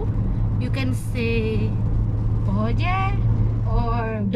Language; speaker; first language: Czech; non-native, learner; Filipino